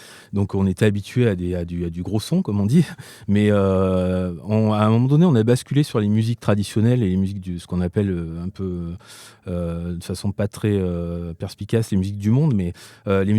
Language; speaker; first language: French; native; French